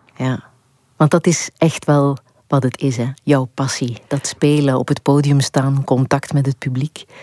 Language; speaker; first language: Dutch; native; Dutch